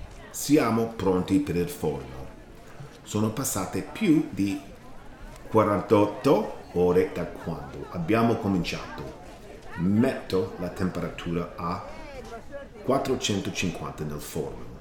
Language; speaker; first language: Italian; non-native, learner; English